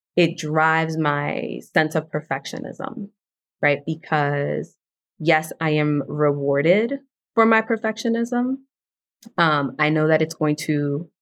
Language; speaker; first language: English; early bilingual, other home language; Spanish